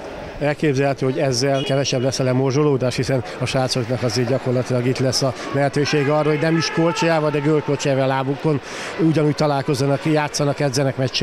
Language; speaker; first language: Hungarian; native; Hungarian